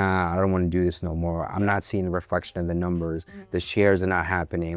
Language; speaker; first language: English; native; English